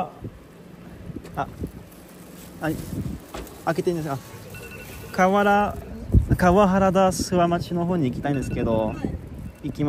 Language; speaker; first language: Japanese; non-native, fluent; French